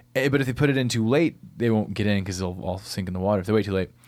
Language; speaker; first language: English; native; English